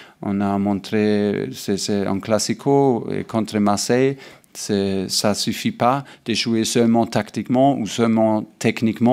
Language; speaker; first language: French; non-native, learner; German